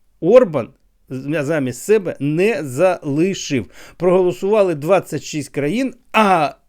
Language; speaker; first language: Ukrainian; native; Ukrainian